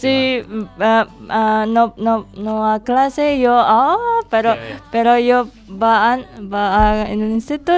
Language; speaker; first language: Catalan; non-native, learner; Indonesian